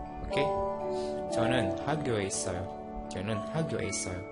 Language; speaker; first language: Korean; non-native, fluent; Indonesian